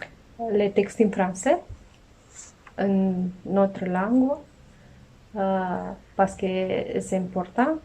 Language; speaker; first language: French; non-native, learner; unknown